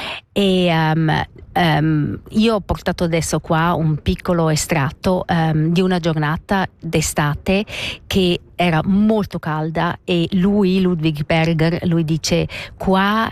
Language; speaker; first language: Italian; non-native, local second language; Romansh